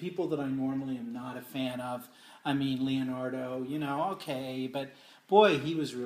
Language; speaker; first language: English; native; English